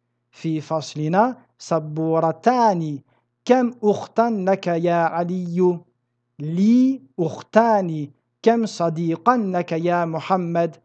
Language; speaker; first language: Arabic; non-native, fluent; French